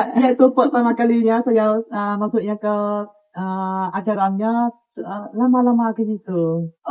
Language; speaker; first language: Indonesian; non-native, learner; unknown